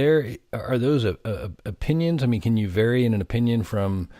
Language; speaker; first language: English; native; English